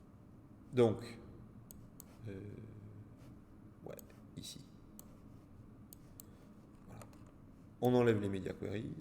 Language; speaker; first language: French; native; French